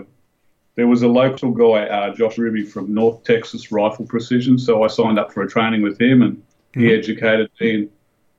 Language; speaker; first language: English; native; English